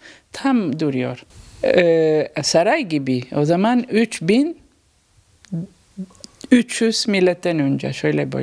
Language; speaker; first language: Turkish; non-native, learner; Italian